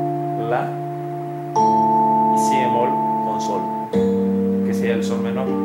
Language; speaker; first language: Spanish; native; Spanish